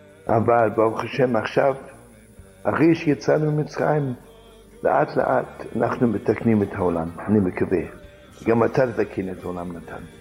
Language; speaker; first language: Hebrew; non-native, fluent; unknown